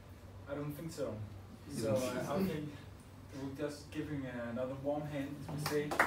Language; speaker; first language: English; non-native, fluent; Danish